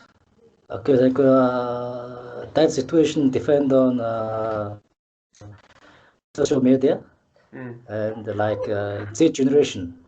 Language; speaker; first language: English; non-native, learner; Mongolian